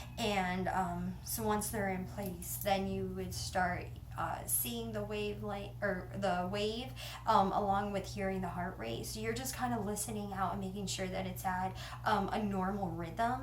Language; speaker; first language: English; native; English